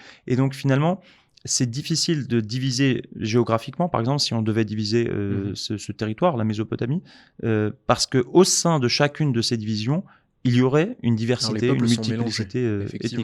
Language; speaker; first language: French; native; French